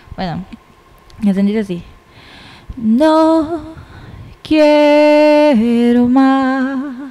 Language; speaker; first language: Spanish; native; Spanish